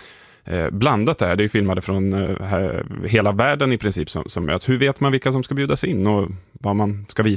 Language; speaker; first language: Swedish; native; Swedish